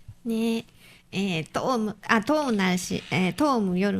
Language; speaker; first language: Korean; non-native, fluent; Japanese